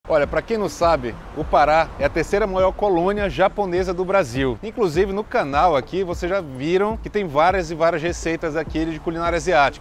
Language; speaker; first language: Portuguese; native; Portuguese